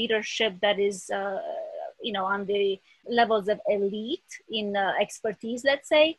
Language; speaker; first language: English; early bilingual, other home language; Romanian